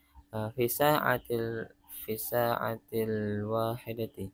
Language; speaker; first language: Arabic; non-native, learner; Indonesian